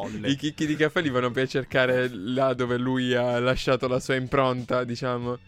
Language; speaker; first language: Italian; native; Italian